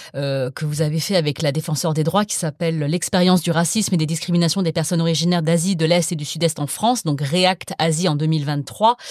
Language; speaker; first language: French; early bilingual, other home language; Min Nan Chinese